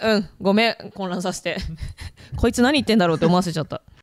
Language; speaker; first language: Japanese; early bilingual, heritage; Japanese